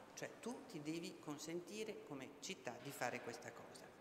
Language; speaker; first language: Italian; native; Italian